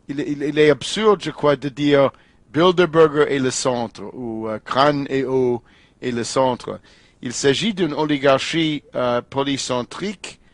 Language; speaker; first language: French; non-native, fluent; English